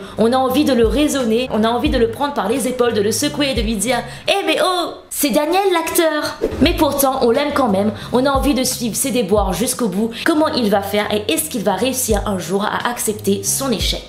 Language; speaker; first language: French; native; French